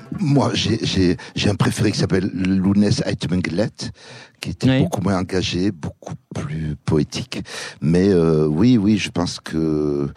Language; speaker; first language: French; early bilingual, other home language; Kabyle